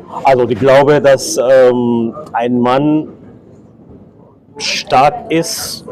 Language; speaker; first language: German; non-native, fluent; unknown